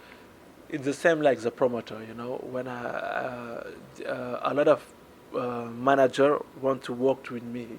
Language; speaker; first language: English; non-native, learner; French